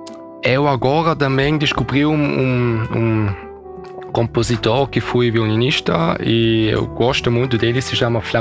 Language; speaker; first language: Portuguese; early bilingual, heritage; German